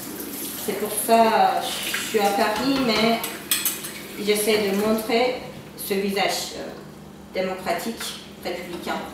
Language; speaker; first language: French; non-native, fluent; Turkish